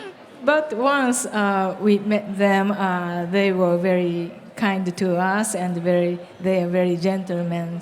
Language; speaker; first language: English; non-native, learner; Japanese